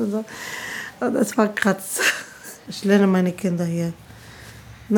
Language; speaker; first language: German; non-native, learner; Arabic